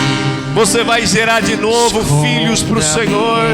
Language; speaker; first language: Portuguese; native; Portuguese